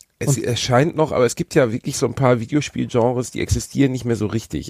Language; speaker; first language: German; native; German